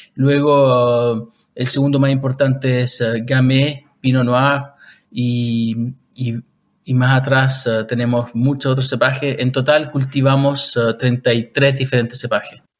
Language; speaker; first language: Spanish; native; Spanish